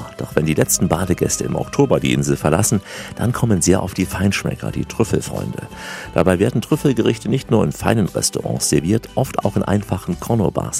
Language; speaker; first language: German; native; German